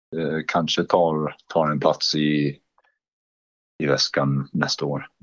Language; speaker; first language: Swedish; non-native, fluent; English